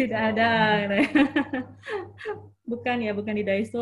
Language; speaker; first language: Indonesian; native; Indonesian